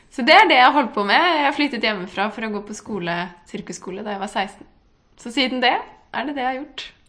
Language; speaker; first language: Norwegian; native; Norwegian